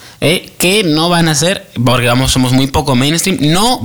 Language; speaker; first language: Spanish; native; Spanish